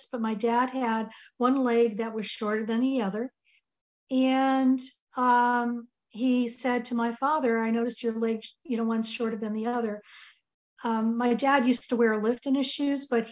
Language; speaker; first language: English; native; English